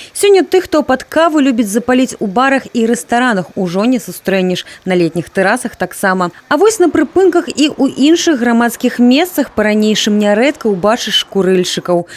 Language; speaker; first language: Belarusian; native; Belarusian